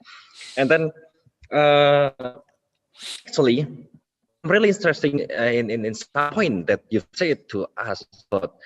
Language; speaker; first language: English; non-native, local second language; Indonesian